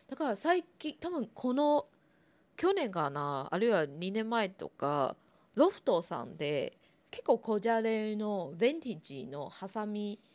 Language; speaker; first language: Japanese; non-native, fluent; Chinese